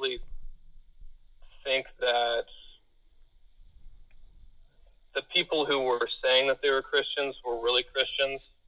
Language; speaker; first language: English; native; English